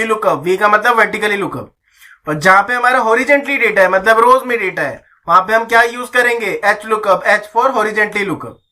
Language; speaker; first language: Hindi; native; Hindi